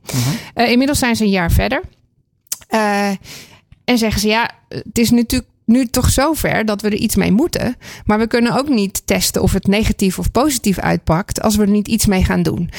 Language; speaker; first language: Dutch; native; Dutch